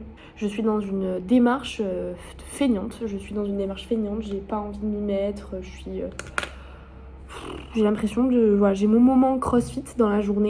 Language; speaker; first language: French; native; French